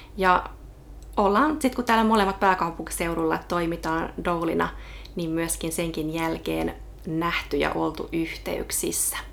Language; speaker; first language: Finnish; native; Finnish